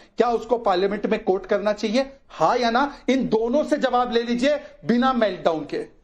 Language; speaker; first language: Hindi; native; Hindi